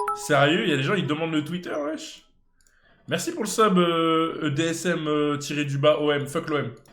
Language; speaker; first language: French; native; French